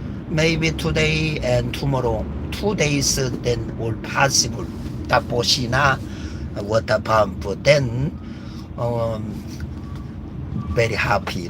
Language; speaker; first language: English; non-native, learner; Korean